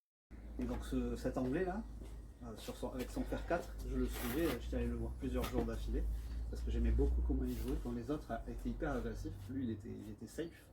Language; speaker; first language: French; native; French